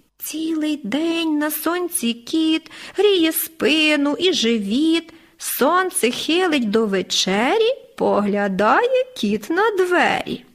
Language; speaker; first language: Ukrainian; native; Ukrainian